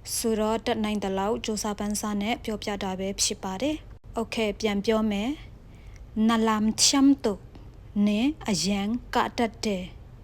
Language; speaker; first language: Burmese; non-native, local second language; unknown